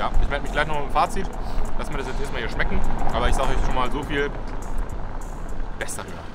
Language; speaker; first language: German; native; German